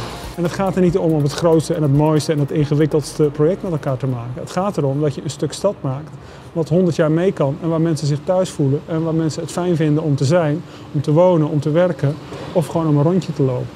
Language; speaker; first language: Dutch; native; Dutch